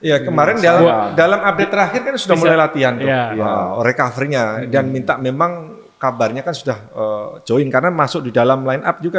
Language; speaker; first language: Indonesian; native; Indonesian